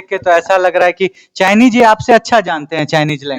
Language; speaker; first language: Hindi; native; Hindi